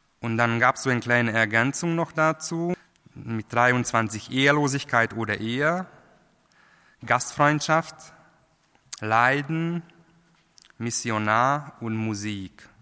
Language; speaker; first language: German; non-native, fluent; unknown